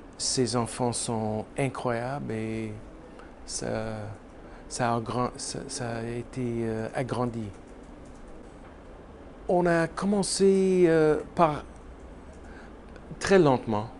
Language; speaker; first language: French; non-native, learner; English